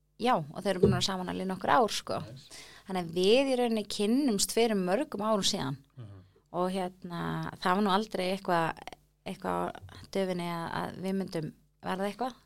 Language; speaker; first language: Icelandic; native; Icelandic